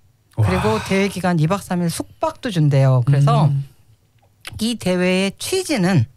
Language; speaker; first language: Korean; native; Korean